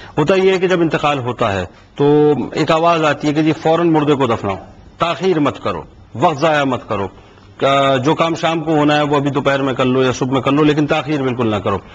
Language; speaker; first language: Urdu; native; Urdu